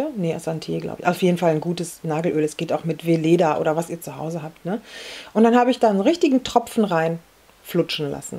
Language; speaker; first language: German; native; German